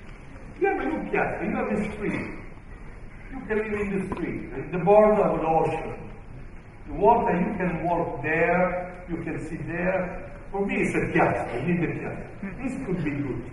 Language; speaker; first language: English; non-native, fluent; Italian